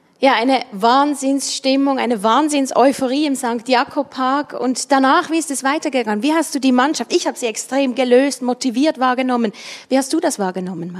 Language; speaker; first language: German; native; German